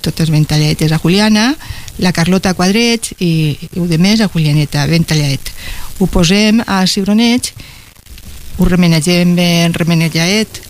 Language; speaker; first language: Catalan; non-native, local second language; Spanish